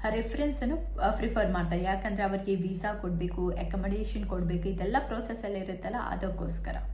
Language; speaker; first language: Kannada; non-native, local second language; Tulu